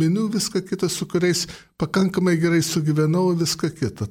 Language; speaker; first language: Lithuanian; early bilingual, heritage; Lithuanian